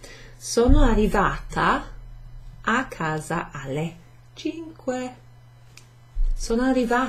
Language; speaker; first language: Italian; non-native, fluent; English